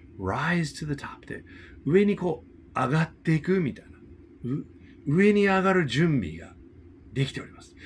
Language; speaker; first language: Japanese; non-native, fluent; English